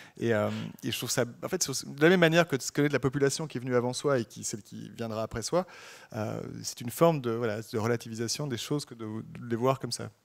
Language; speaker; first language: French; native; French